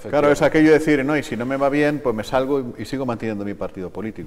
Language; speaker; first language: Spanish; native; Spanish